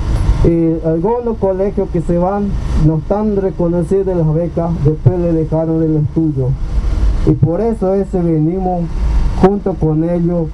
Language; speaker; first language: Spanish; non-native, local second language; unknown